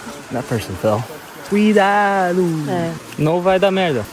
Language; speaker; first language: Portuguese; early bilingual, heritage; English